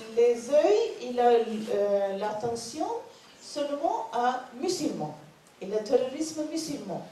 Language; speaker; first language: French; non-native, learner; Norwegian